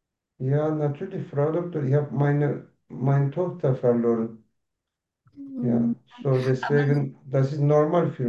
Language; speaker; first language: German; non-native, learner; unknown